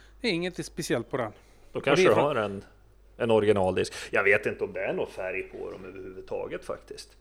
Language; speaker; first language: Swedish; native; Swedish